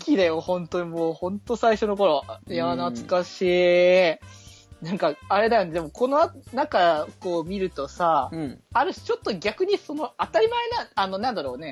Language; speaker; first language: Japanese; native; Japanese